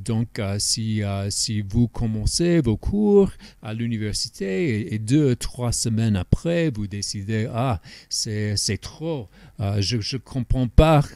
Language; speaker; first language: French; non-native, fluent; English